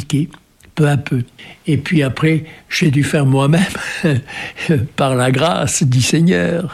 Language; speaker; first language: French; native; French